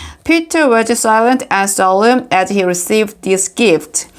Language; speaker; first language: English; non-native, fluent; Korean